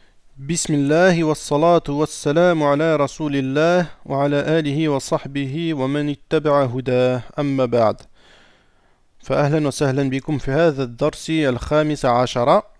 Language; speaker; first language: Arabic; non-native, fluent; French